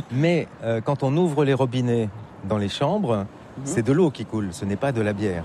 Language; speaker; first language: French; native; French